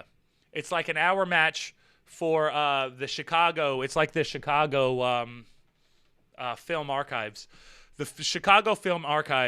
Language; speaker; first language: English; native; English